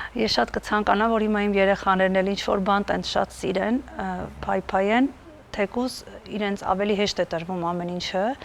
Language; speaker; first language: Armenian; native; Armenian